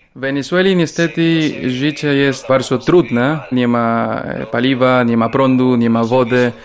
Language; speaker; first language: Polish; non-native, fluent; Spanish